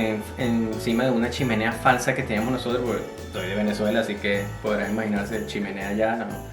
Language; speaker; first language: Spanish; native; Spanish